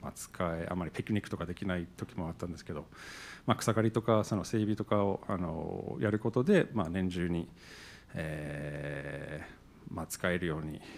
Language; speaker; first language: Japanese; non-native, fluent; English